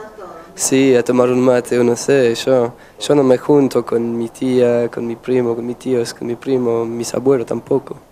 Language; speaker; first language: Spanish; non-native, fluent; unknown